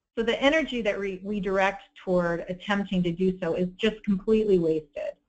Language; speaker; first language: English; native; English